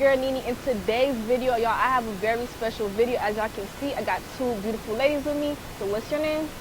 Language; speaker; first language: English; native; English